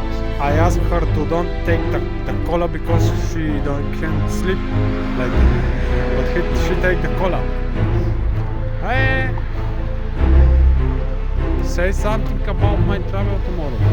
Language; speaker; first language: English; non-native, learner; Bulgarian